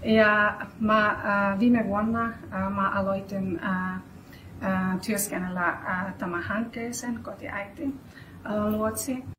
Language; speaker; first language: Finnish; non-native, learner; Albanian